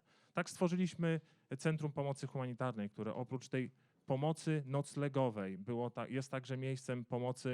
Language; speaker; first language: Polish; native; Polish